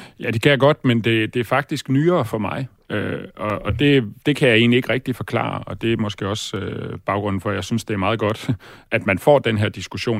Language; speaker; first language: Danish; native; Danish